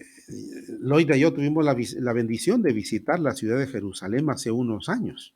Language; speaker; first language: Spanish; native; Spanish